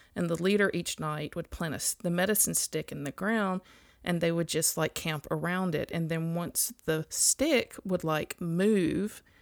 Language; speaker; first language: English; native; English